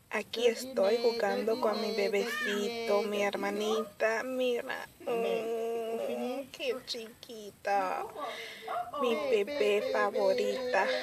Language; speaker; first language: Spanish; early bilingual, other home language; Haitian Creole